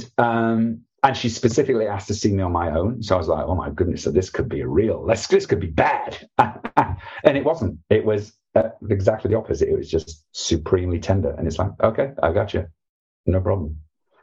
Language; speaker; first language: English; native; English